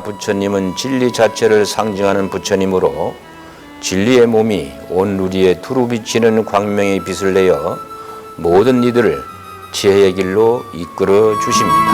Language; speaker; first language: Korean; native; Korean